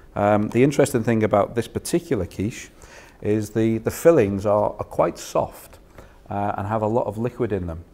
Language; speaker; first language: English; native; English